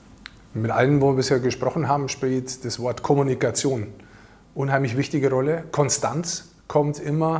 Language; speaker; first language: German; native; German